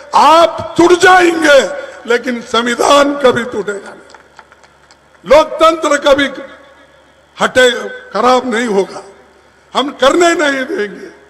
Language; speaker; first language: Hindi; non-native, local second language; Kannada